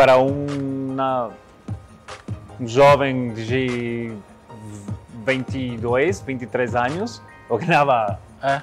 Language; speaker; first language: Portuguese; non-native, learner; Spanish